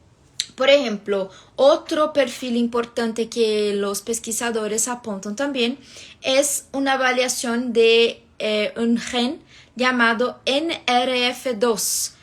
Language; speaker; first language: Spanish; non-native, fluent; Portuguese